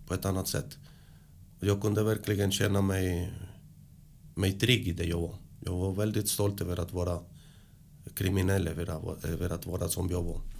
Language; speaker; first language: Swedish; early bilingual, other home language; Spanish